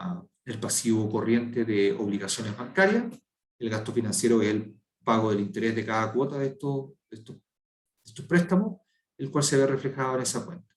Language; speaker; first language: Spanish; native; Spanish